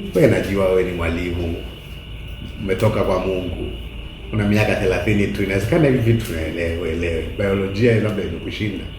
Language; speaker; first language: Swahili; native; Swahili